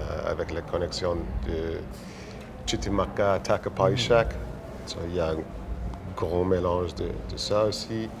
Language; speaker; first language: French; non-native, local second language; English